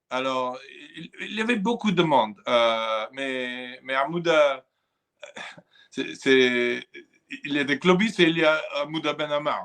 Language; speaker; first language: French; non-native, fluent; English